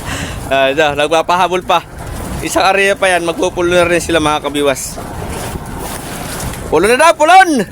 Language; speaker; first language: Filipino; native; Filipino